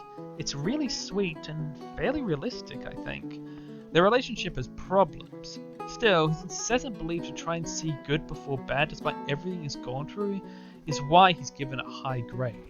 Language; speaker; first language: English; native; English